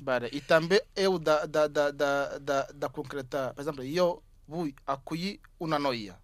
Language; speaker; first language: Catalan; non-native, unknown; Kinyarwanda